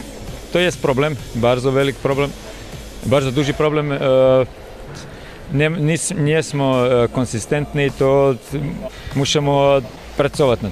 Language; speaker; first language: Polish; non-native, fluent; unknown